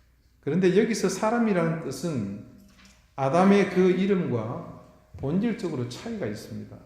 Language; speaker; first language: Korean; native; Korean